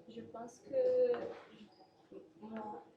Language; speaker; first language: French; non-native, learner; Portuguese